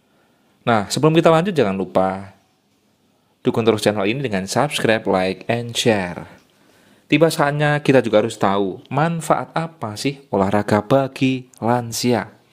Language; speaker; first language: Indonesian; native; Indonesian